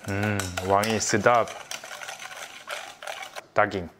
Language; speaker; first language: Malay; non-native, learner; Korean